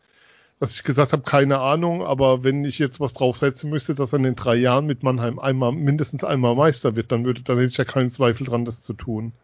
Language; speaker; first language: German; native; German